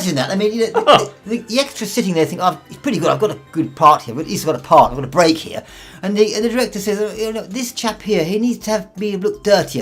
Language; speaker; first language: English; native; English